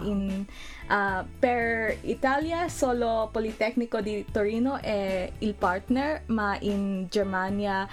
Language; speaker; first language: Italian; non-native, learner; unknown